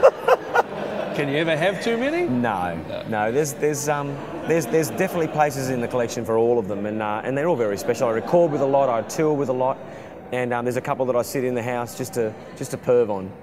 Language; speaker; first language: English; native; English